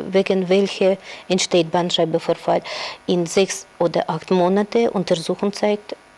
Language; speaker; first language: German; non-native, learner; Russian